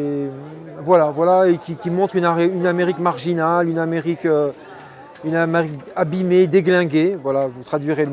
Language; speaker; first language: French; non-native, local second language; Arabic